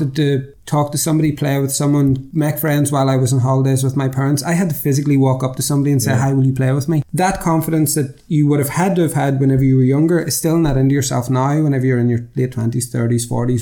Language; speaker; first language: English; native; English